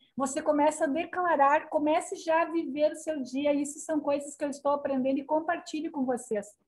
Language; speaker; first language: Portuguese; native; Portuguese